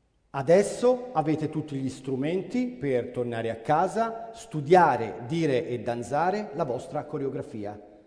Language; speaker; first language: Italian; native; Italian